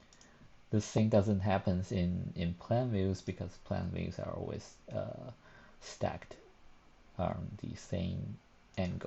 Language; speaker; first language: English; non-native, fluent; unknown